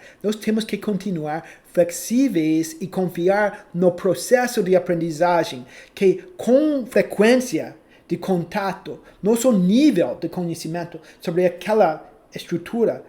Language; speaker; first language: Portuguese; non-native, fluent; English